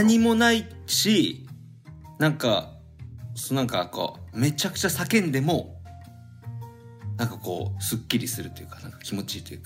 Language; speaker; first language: Japanese; native; Japanese